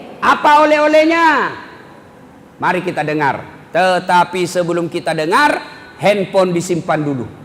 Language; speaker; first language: Indonesian; non-native, local second language; Buginese